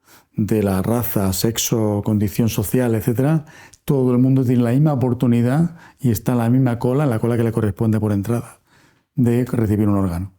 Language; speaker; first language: Spanish; native; Spanish